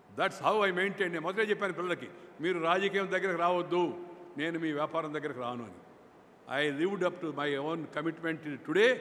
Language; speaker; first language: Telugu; native; Telugu